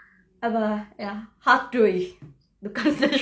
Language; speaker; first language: German; non-native, learner; Indonesian